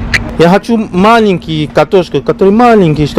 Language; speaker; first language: Russian; non-native, learner; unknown